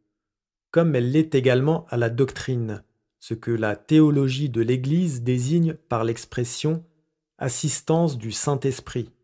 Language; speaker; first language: French; native; French